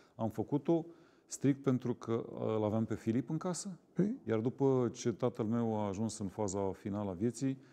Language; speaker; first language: Romanian; native; Romanian